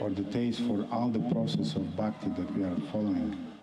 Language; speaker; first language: English; non-native, fluent; Romanian